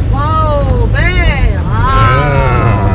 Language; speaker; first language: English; non-native, learner; Chinese